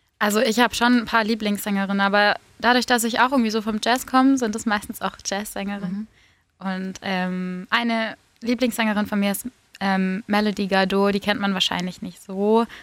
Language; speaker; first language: German; native; German